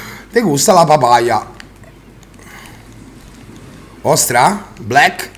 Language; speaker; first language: Spanish; non-native, fluent; Italian